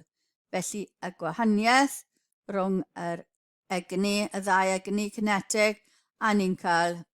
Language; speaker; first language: Welsh; native; Welsh